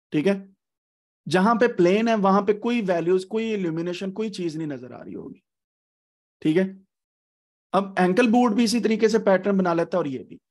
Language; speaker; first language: Urdu; native; Urdu